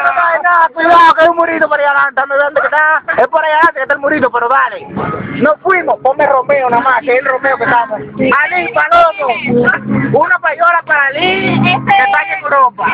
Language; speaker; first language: Spanish; native; Spanish